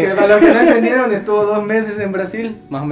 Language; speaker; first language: Spanish; native; Spanish